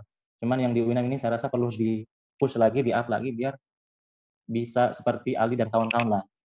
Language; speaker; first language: Indonesian; native; Indonesian